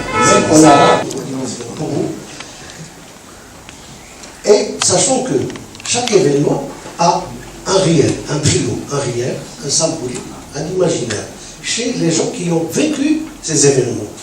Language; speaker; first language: French; non-native, local second language; Arabic